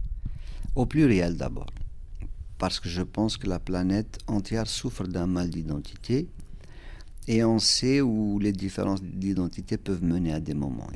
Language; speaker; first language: French; non-native, local second language; Kabyle